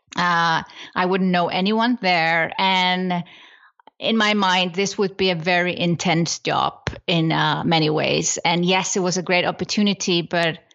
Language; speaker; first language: English; non-native, fluent; Icelandic